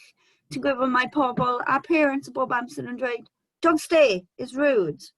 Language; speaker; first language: Welsh; non-native, local second language; English